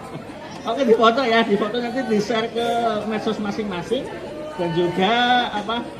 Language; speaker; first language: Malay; non-native, local second language; Javanese